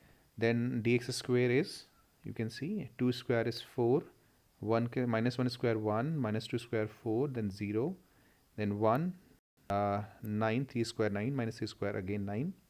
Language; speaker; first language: English; non-native, local second language; Hindi